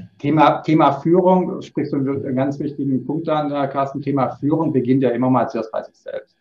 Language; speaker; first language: German; native; German